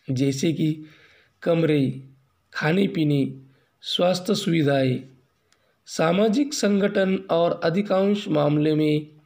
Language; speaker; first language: Hindi; non-native, local second language; Marathi